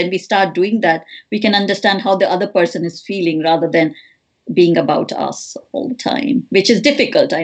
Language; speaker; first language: English; non-native, local second language; Hindi